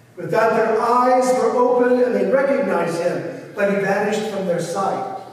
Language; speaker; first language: English; native; English